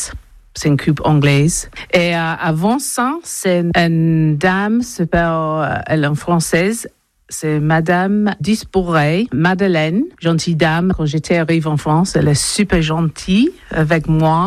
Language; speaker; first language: French; non-native, learner; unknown